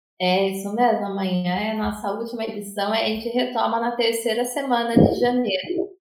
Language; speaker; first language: Portuguese; native; Portuguese